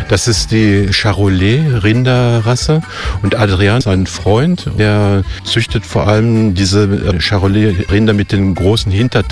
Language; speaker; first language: German; native; German